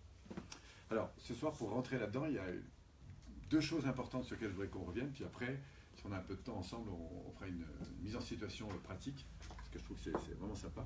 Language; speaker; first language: French; native; French